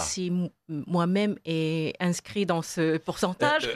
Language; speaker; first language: French; non-native, fluent; Korean